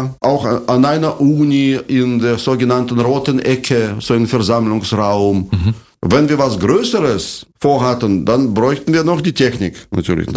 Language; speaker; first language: German; non-native, fluent; Russian